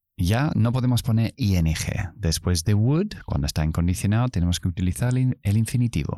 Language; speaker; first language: Spanish; non-native, fluent; English